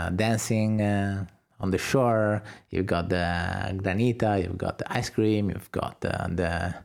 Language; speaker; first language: English; non-native, fluent; Italian